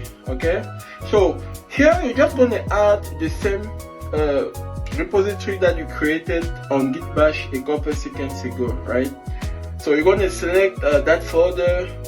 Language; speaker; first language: English; non-native, fluent; French